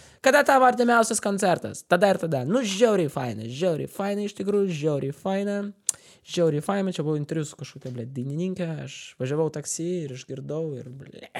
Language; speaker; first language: Lithuanian; non-native, local second language; Russian